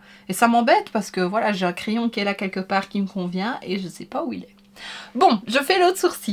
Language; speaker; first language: French; native; French